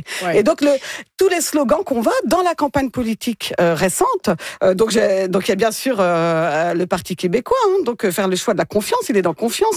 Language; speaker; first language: French; native; French